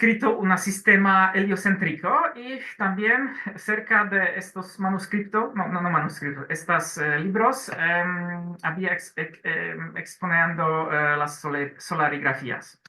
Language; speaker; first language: Spanish; non-native, learner; Polish